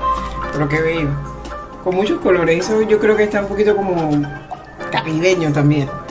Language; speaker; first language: Spanish; native; Spanish